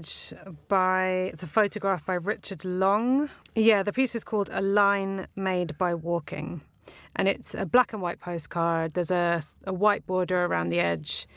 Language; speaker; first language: English; native; English